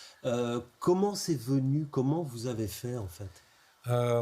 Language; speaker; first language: French; native; French